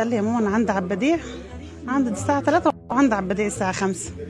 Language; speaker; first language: Arabic; native; Arabic